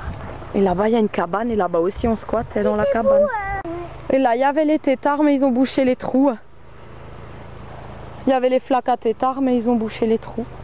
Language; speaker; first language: French; native; French